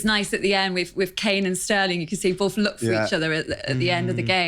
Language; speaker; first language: English; native; English